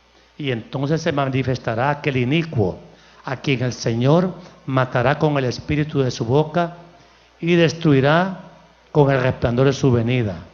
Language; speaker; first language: Spanish; native; Spanish